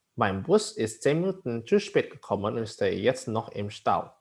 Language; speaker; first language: German; non-native, fluent; Indonesian